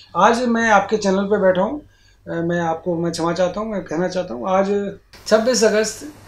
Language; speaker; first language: Hindi; native; Hindi